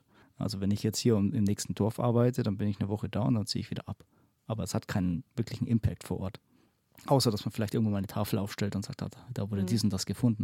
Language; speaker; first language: German; native; German